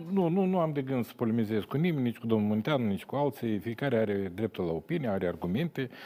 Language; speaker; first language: Romanian; native; Romanian